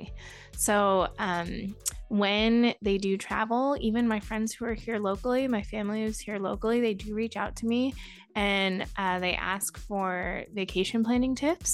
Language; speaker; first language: English; native; English